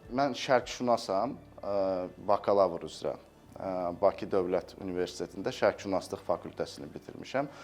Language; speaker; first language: Azerbaijani; native; Azerbaijani